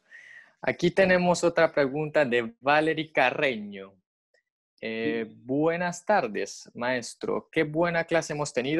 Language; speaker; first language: Spanish; native; Spanish